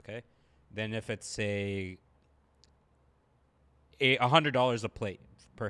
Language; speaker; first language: English; early bilingual, other home language; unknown